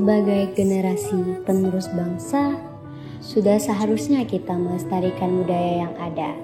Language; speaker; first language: Indonesian; native; Indonesian